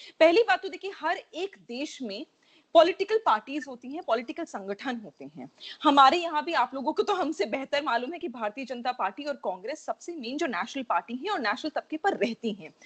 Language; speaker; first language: Hindi; native; Hindi